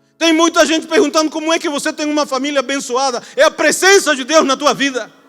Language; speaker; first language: Portuguese; non-native, fluent; Spanish